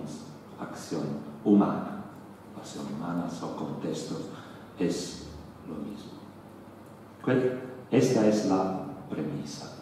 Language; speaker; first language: Spanish; non-native, learner; Italian